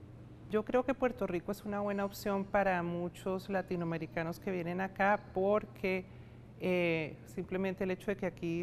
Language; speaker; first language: Spanish; non-native, fluent; Serbian